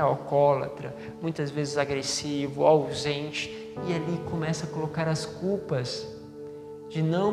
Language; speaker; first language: Portuguese; native; Portuguese